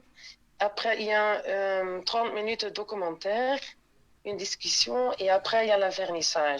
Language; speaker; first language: French; non-native, local second language; Dutch